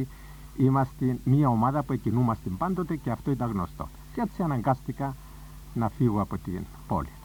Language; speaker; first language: Greek; native; Greek